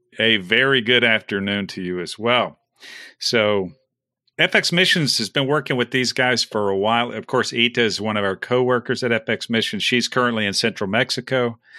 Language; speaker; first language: English; native; English